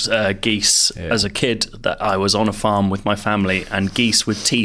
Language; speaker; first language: English; native; English